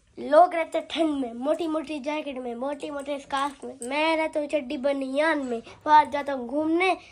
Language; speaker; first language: Hindi; native; Hindi